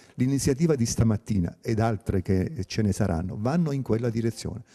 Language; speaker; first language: Italian; native; Italian